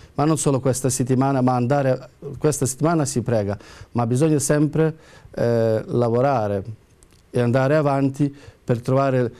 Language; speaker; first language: Italian; non-native, fluent; Ukrainian